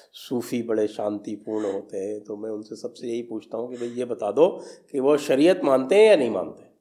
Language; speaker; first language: Hindi; native; Hindi